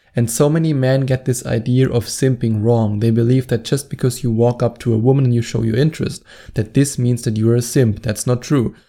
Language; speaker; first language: English; non-native, fluent; German